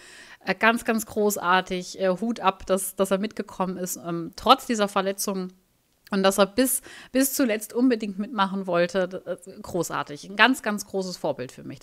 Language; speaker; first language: German; native; German